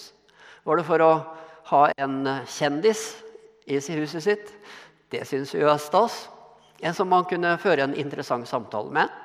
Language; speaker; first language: Norwegian; native; Norwegian